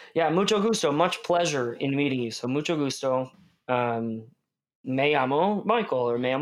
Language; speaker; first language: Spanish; non-native, fluent; English